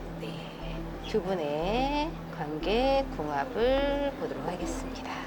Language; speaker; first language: Korean; native; Korean